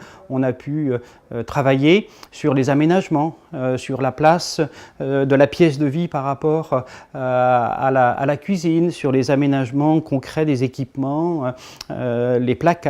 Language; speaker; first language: French; native; French